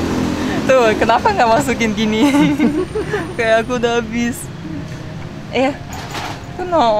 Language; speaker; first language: Indonesian; non-native, learner; Russian